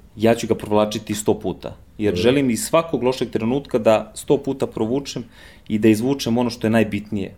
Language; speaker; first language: Serbian; early bilingual, heritage; Serbian